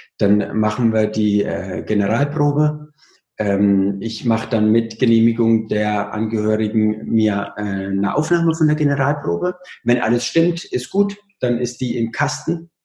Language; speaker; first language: German; early bilingual, other home language; Italian